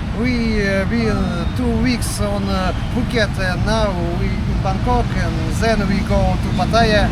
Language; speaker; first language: English; non-native, learner; Russian